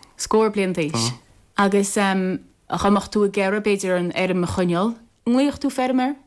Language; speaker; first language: Irish; native; Irish